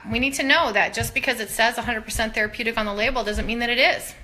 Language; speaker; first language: English; native; English